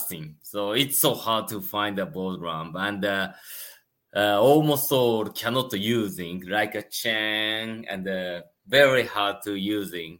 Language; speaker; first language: English; non-native, learner; Japanese